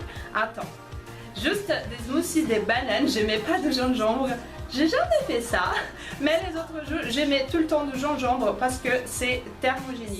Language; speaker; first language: French; non-native, fluent; Portuguese